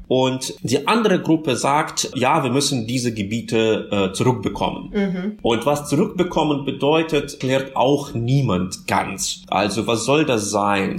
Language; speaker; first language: German; non-native, fluent; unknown